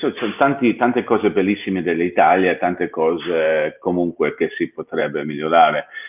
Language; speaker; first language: Italian; early bilingual, heritage; English